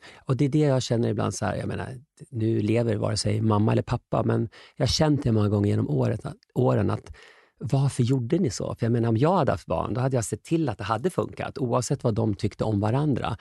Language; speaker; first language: Swedish; native; Swedish